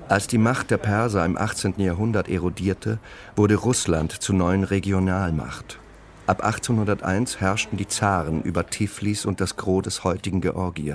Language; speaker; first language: German; native; German